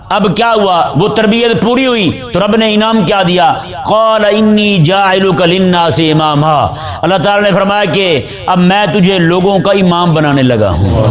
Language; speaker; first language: Urdu; non-native, local second language; Punjabi